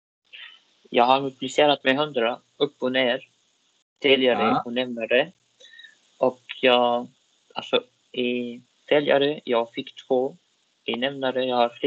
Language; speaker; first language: Swedish; non-native, learner; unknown